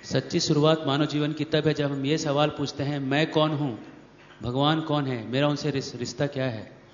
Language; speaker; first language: Hindi; native; Hindi